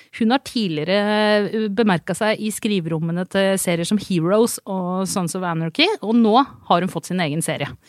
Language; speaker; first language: Norwegian; native; Norwegian